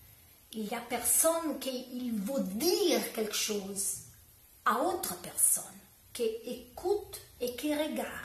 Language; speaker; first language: French; non-native, learner; Italian